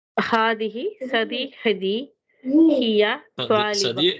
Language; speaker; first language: Arabic; non-native, learner; Tamil